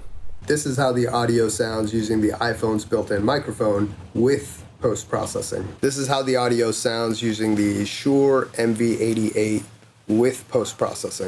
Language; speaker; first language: English; native; English